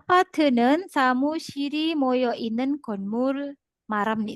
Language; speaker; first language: Korean; non-native, fluent; Indonesian